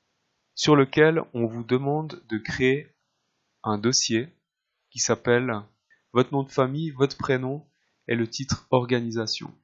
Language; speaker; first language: French; native; French